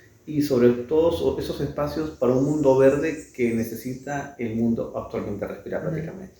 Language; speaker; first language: Spanish; native; Spanish